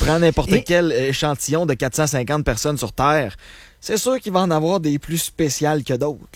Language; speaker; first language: French; native; French